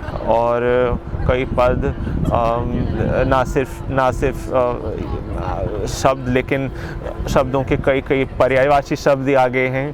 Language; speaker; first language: Hindi; native; Hindi